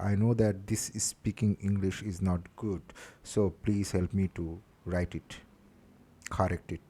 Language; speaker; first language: English; non-native, local second language; Bangla